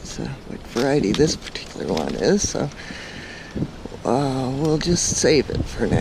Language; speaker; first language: English; native; English